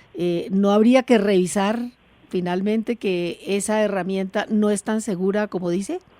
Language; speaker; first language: Spanish; native; Spanish